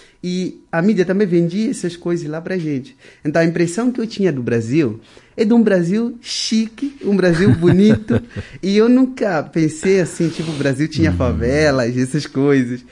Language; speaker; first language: Portuguese; non-native, local second language; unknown